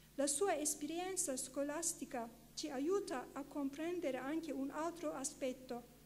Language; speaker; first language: Italian; non-native, fluent; Kurdish